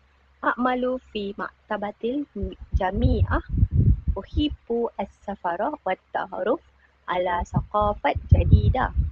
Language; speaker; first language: Arabic; non-native, learner; Malay